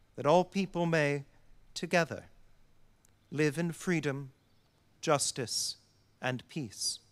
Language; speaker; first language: English; native; English